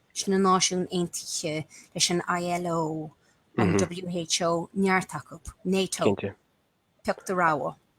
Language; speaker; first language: Irish; native; Irish